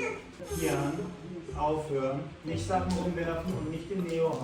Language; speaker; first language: German; native; German